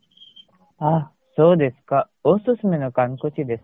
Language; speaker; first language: Japanese; non-native, learner; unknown